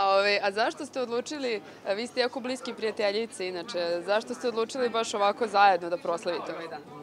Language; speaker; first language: Serbian; native; Serbian